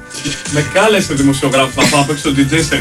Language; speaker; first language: Greek; native; Greek